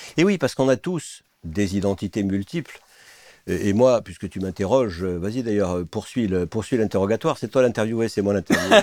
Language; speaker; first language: French; native; French